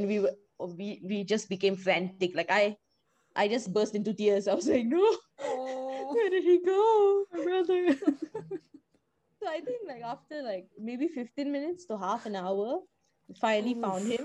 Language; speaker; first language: English; non-native, local second language; Tamil